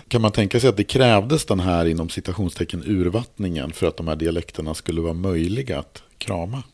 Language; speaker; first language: Swedish; native; Swedish